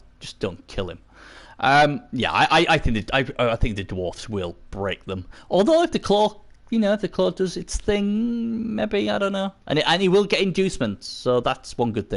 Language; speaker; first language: English; native; English